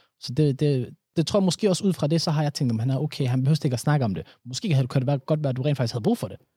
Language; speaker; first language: Danish; early bilingual, other home language; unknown